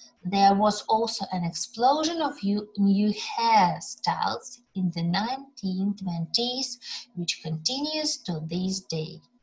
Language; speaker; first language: English; non-native, fluent; Ukrainian